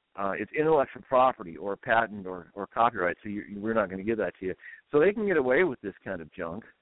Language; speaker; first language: English; native; English